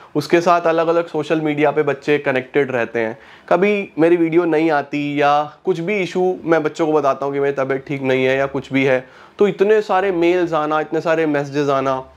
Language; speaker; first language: Hindi; native; Hindi